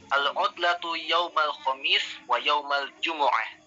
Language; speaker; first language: Arabic; non-native, learner; Indonesian